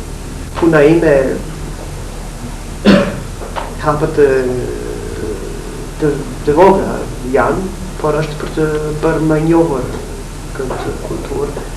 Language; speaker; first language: Albanian; non-native, fluent; English